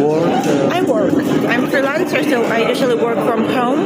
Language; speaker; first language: English; non-native, learner; Ukrainian